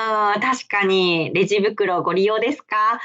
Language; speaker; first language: Japanese; native; Japanese